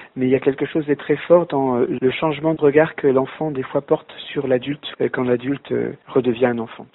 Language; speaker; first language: French; native; French